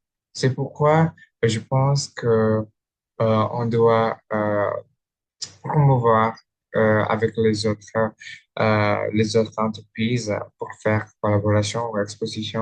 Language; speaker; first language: French; non-native, learner; Indonesian